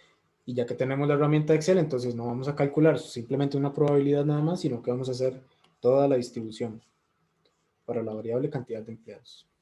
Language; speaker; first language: Spanish; native; Spanish